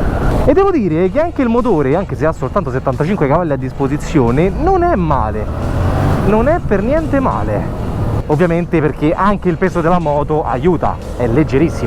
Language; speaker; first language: Italian; native; Italian